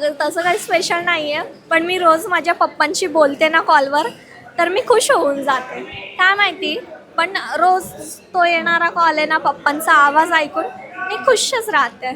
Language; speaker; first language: Marathi; non-native, local second language; Lambadi